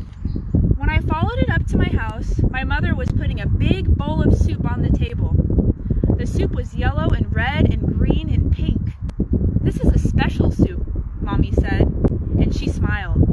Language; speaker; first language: English; native; English